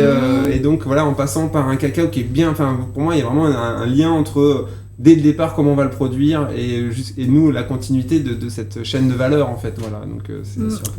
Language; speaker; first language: French; native; French